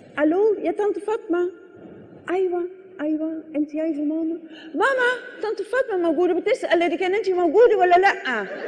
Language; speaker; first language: Arabic; non-native, fluent; Dutch